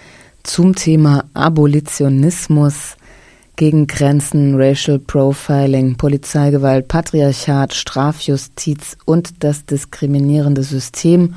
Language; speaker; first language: German; native; German